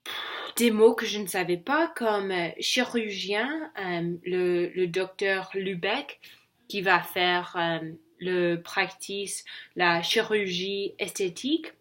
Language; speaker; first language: French; non-native, learner; English